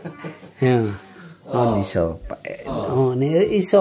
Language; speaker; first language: Finnish; non-native, learner; Vietnamese